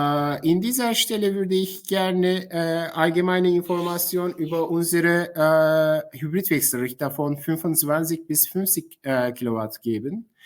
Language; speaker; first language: German; non-native, fluent; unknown